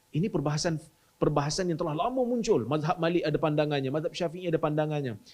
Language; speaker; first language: Malay; native; Malay